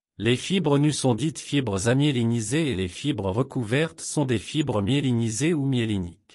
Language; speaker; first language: French; non-native, local second language; Wolof